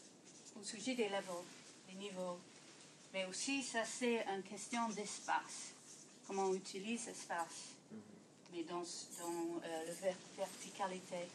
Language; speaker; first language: French; non-native, fluent; English